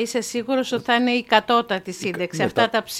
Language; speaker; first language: Greek; native; Greek